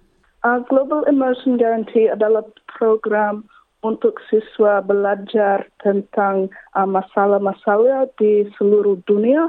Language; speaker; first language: Indonesian; non-native, learner; English